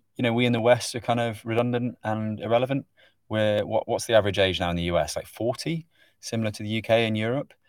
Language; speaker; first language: English; native; English